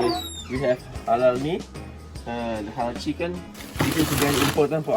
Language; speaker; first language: English; non-native, fluent; Indonesian